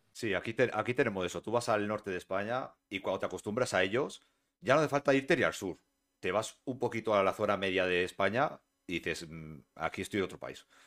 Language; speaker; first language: Spanish; native; Spanish